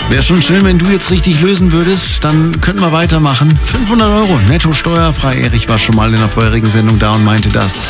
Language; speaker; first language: German; native; German